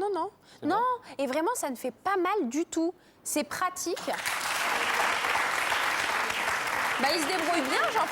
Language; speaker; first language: French; native; French